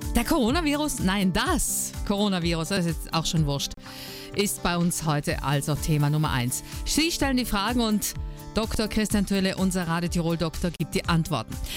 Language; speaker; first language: German; native; German